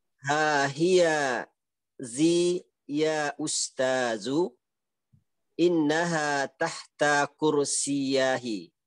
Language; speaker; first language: Arabic; non-native, learner; Indonesian